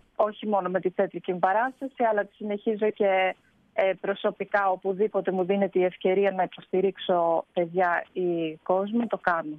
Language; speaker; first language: Greek; early bilingual, heritage; Greek